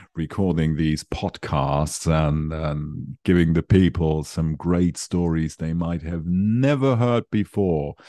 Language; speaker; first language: English; non-native, fluent; German